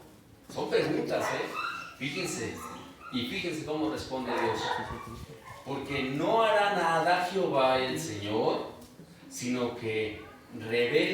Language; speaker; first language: Spanish; native; Spanish